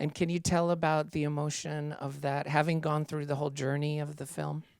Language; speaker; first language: English; non-native, fluent; French